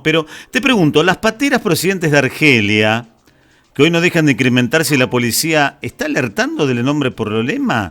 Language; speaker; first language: Spanish; native; Spanish